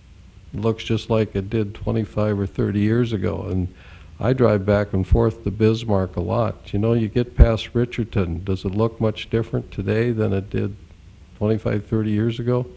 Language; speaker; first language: English; native; English